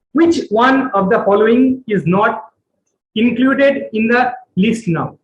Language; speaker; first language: English; non-native, local second language; Bangla